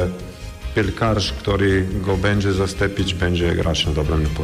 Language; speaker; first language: Polish; non-native, fluent; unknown